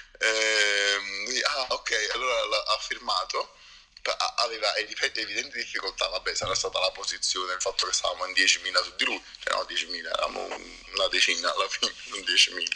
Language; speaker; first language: Italian; native; Italian